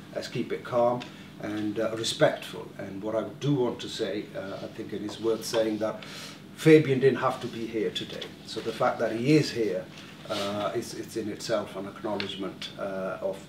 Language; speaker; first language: English; native; English